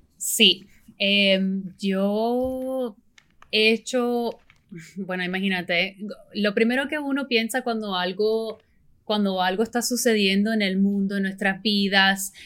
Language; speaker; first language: Spanish; early bilingual, heritage; Spanish